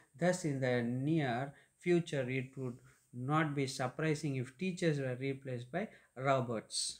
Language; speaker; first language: English; non-native, local second language; Tamil